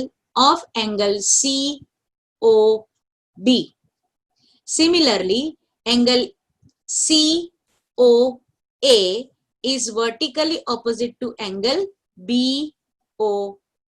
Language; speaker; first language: English; non-native, local second language; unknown